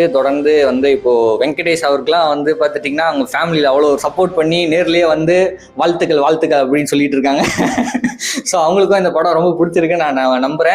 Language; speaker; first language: Tamil; native; Tamil